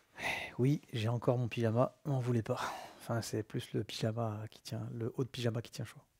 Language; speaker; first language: French; native; French